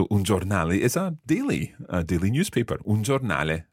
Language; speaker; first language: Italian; non-native, fluent; English